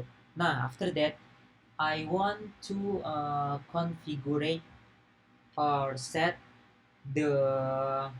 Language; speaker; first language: English; non-native, learner; Indonesian